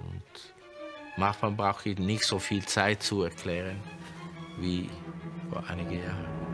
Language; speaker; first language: German; non-native, fluent; Italian